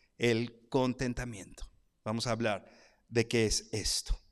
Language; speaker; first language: Spanish; native; Spanish